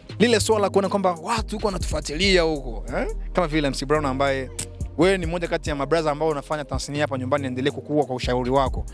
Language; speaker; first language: Swahili; native; Swahili